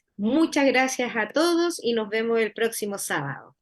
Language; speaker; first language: Spanish; native; Spanish